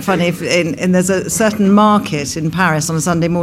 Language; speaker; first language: English; native; English